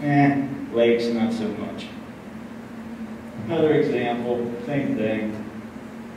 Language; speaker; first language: English; native; English